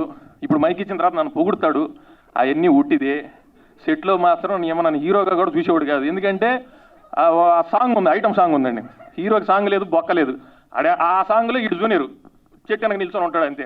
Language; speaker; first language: Telugu; native; Telugu